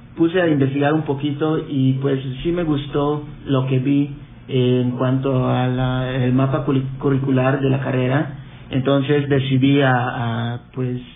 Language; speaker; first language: Spanish; non-native, fluent; English